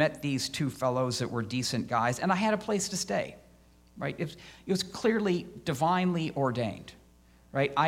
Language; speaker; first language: English; native; English